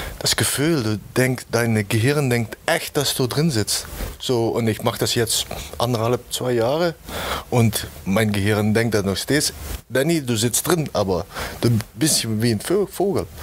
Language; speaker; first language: German; non-native, learner; Dutch